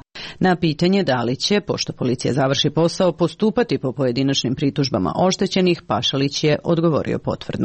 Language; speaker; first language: Serbian; native; Serbian